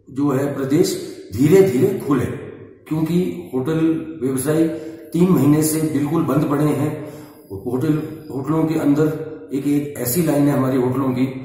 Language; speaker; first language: Hindi; native; Hindi